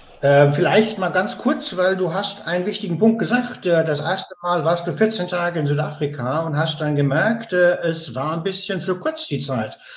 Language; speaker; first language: German; native; German